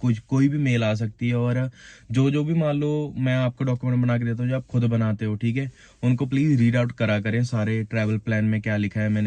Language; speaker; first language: Hindi; native; Hindi